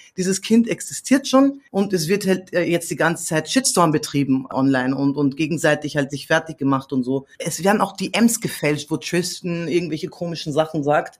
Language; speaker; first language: German; early bilingual, other home language; Central Kurdish